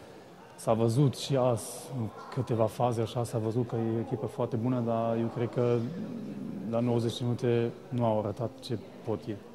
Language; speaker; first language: Romanian; early bilingual, heritage; Romanian